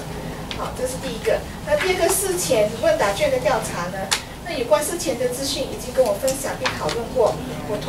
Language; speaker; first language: Chinese; native; Chinese